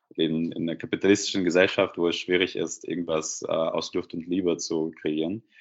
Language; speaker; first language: German; non-native, fluent; Russian